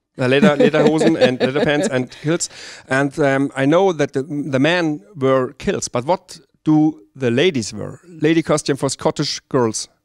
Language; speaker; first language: English; non-native, learner; German